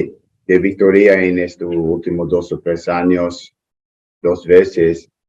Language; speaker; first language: Spanish; non-native, learner; English